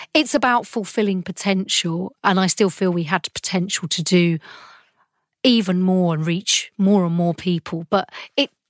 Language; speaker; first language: English; native; English